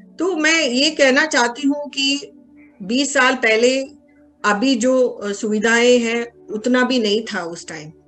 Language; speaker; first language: Hindi; non-native, local second language; Kannada